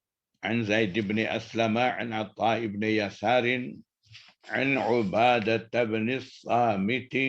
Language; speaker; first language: Arabic; non-native, fluent; Malay